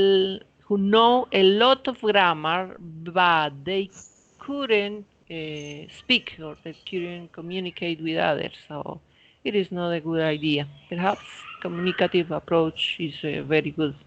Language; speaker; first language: English; non-native, fluent; Spanish